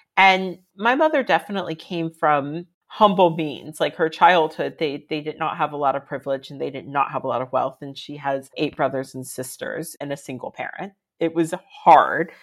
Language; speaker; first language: English; native; English